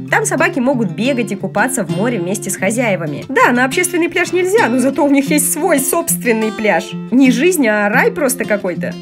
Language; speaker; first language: Russian; native; Russian